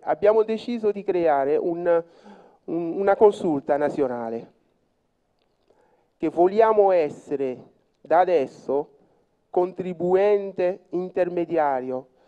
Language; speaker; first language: Italian; non-native, fluent; French